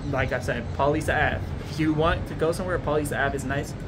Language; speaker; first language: English; native; English